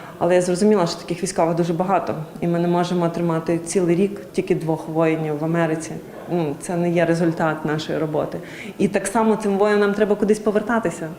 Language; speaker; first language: Ukrainian; native; Ukrainian